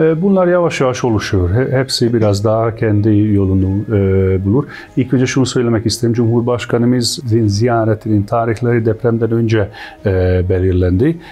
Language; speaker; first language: Turkish; non-native, fluent; Hungarian